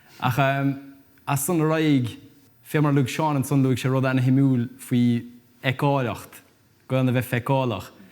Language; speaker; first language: Irish; native; Irish